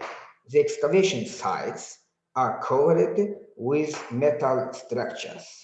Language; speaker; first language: English; non-native, learner; Azerbaijani